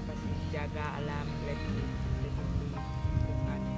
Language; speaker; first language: Indonesian; non-native, fluent; Basque